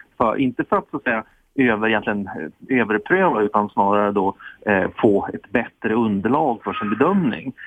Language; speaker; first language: Swedish; native; Swedish